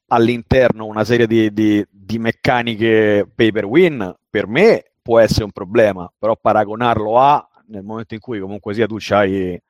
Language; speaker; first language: Italian; native; Italian